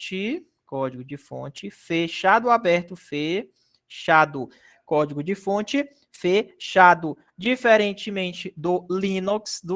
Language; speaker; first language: Portuguese; native; Portuguese